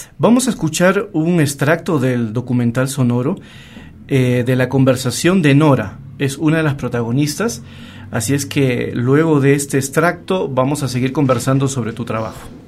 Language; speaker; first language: Spanish; native; Spanish